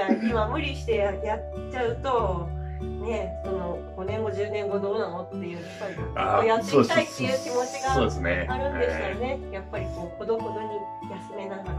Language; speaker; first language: Japanese; native; Japanese